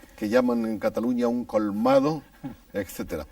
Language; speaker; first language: Spanish; native; Spanish